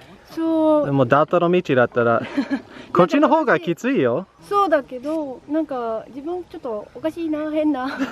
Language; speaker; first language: Japanese; non-native, fluent; English